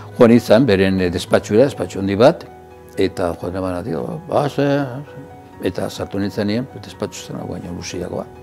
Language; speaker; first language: Basque; native; Basque